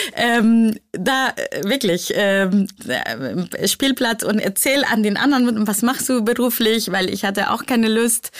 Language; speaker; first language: German; non-native, fluent; Spanish